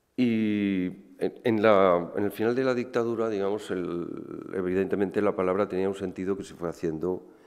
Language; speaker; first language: Spanish; native; Spanish